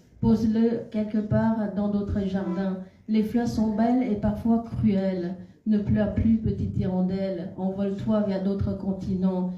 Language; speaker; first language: French; non-native, fluent; Khmer